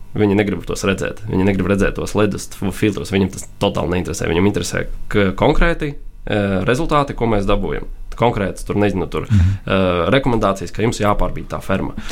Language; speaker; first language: Latvian; non-native, local second language; Russian